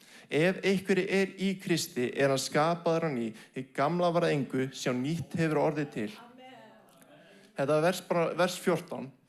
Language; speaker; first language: Icelandic; non-native, fluent; English